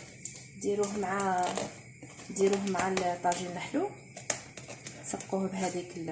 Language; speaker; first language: Arabic; native; Arabic